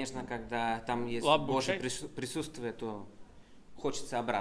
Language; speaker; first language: Russian; non-native, fluent; Spanish